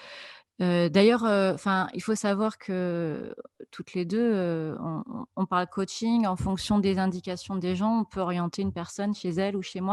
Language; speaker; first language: French; native; French